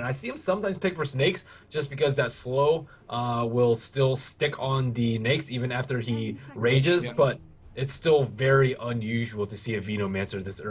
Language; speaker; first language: English; native; English